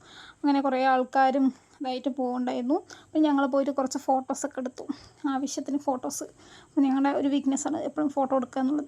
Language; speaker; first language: Malayalam; native; Malayalam